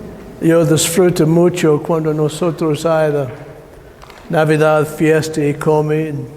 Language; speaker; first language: Spanish; non-native, learner; English